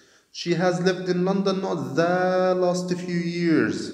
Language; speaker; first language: English; non-native, fluent; Arabic